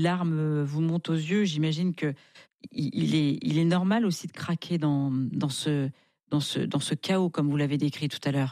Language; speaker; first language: French; native; French